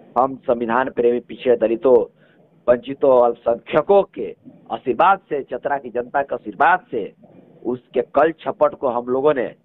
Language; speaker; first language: Hindi; native; Hindi